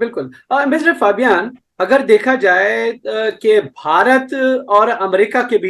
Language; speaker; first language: Hindi; native; Hindi